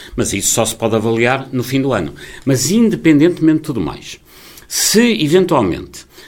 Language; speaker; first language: Portuguese; native; Portuguese